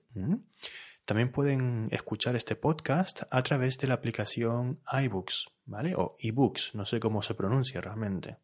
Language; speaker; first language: Spanish; native; Spanish